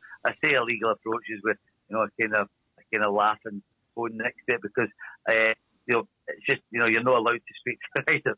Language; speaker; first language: English; native; English